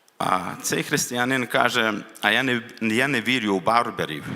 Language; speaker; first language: Ukrainian; non-native, local second language; Hungarian